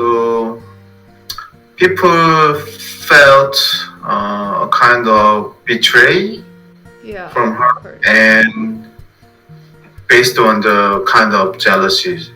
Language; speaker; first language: English; non-native, fluent; Korean